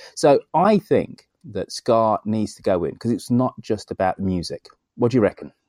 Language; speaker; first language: English; native; English